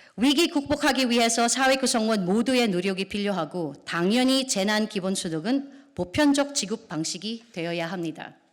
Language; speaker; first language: Korean; non-native, fluent; Filipino